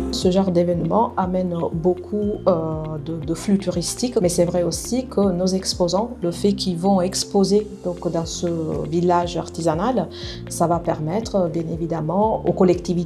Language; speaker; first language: French; non-native, fluent; Italian